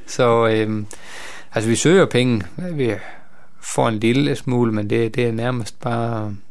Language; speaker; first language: Danish; native; Danish